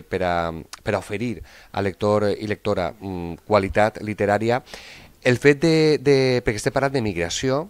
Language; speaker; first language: Catalan; native; Catalan